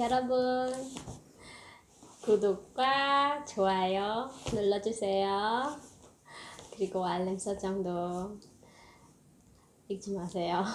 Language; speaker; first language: Korean; non-native, learner; Khmer